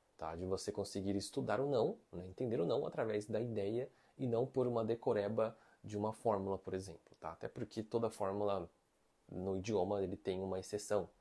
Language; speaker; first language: Portuguese; non-native, fluent; Chinese